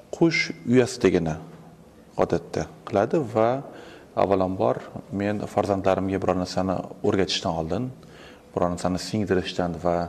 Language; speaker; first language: Uzbek; non-native, local second language; Russian